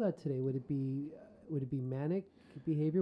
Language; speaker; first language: English; native; English